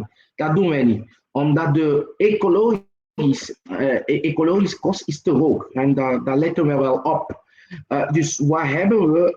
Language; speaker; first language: Dutch; non-native, local second language; French